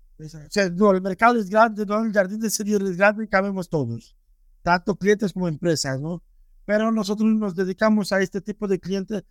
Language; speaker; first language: Spanish; non-native, fluent; Romanian